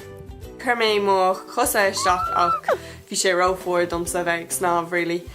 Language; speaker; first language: Irish; non-native, local second language; English